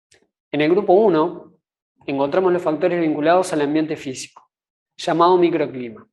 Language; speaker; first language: Spanish; native; Spanish